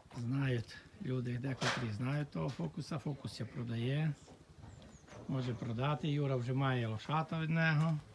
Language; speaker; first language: Ukrainian; native; Ukrainian